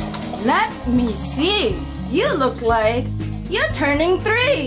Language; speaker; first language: English; native; English